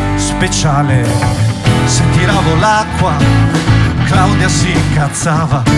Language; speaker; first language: Italian; native; Italian